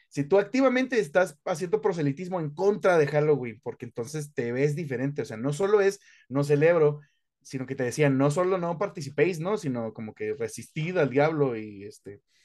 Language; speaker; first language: Spanish; native; Spanish